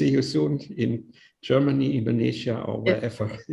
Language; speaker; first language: English; non-native, fluent; Indonesian